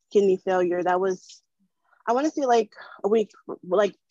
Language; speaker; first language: English; early bilingual, other home language; Wolof